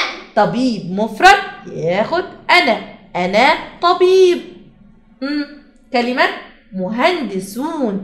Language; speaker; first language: Arabic; native; Arabic